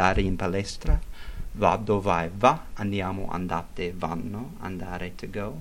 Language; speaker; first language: Italian; non-native, fluent; English